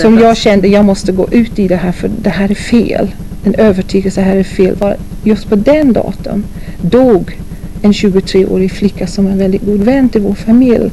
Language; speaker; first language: Swedish; non-native, fluent; English